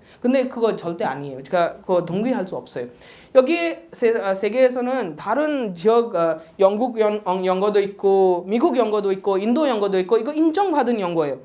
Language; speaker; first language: Korean; non-native, fluent; Odia